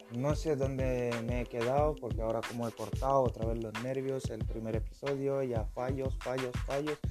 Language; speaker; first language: Spanish; non-native, fluent; Lithuanian